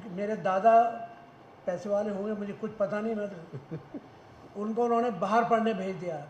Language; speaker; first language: Hindi; native; Hindi